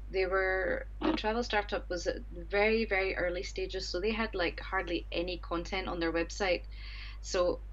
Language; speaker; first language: English; native; English